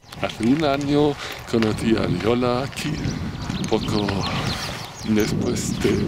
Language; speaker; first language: Spanish; non-native, fluent; German